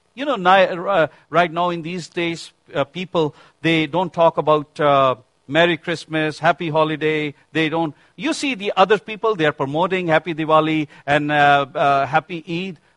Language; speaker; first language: English; non-native, local second language; Urdu